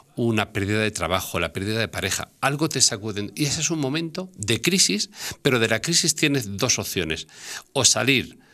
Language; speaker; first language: Spanish; native; Spanish